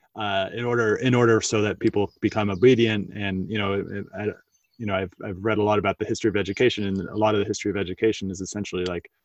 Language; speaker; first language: English; native; English